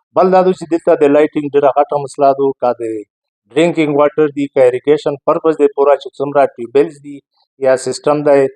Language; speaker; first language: Pashto; native; Pashto